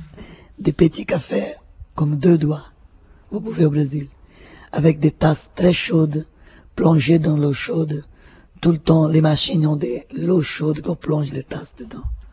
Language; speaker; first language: French; non-native, fluent; Portuguese